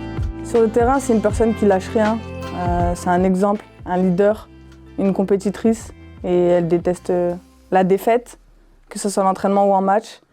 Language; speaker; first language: French; native; French